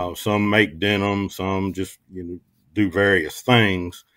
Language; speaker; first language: English; native; English